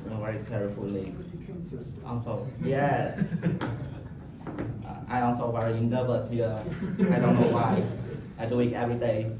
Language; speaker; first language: English; non-native, learner; Vietnamese